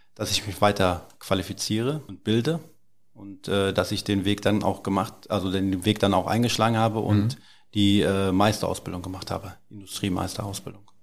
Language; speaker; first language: German; early bilingual, other home language; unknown